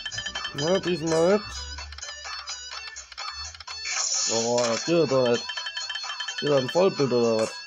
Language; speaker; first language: German; native; German